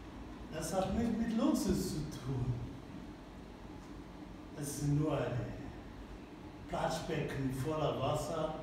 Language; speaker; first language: German; non-native, fluent; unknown